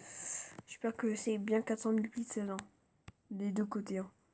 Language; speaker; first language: French; native; French